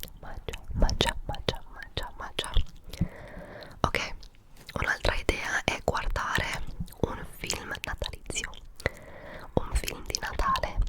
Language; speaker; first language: Italian; early bilingual, heritage; English